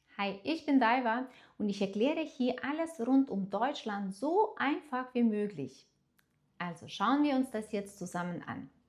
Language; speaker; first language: German; non-native, fluent; Lithuanian